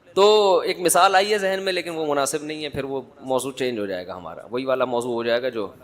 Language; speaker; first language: Urdu; native; Urdu